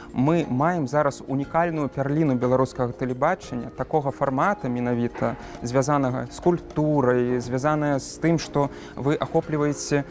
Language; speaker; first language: Belarusian; native; Belarusian